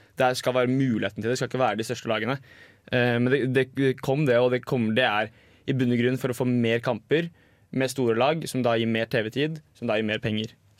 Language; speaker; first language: Norwegian; native; Norwegian